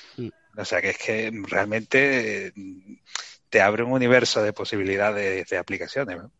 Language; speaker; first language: Spanish; native; Spanish